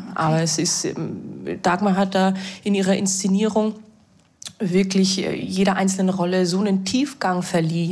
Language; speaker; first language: German; native; German